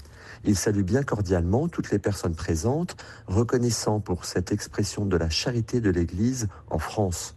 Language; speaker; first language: French; native; French